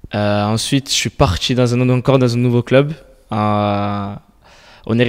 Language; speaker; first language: French; native; French